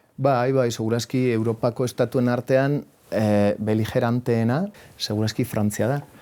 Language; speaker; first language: Basque; non-native, local second language; Spanish